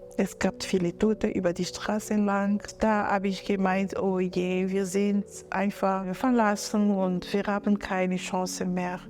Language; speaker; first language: German; non-native, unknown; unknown